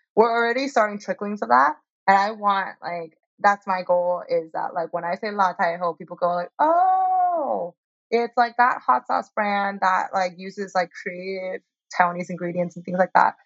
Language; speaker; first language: English; early bilingual, heritage; Chinese